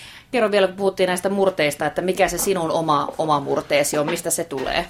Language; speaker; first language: Finnish; native; Finnish